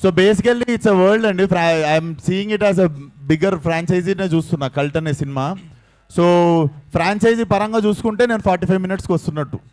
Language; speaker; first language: Telugu; native; Telugu